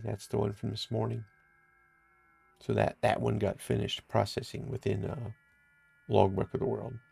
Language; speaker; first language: English; native; English